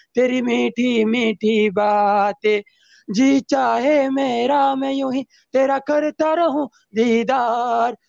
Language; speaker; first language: Hindi; native; Hindi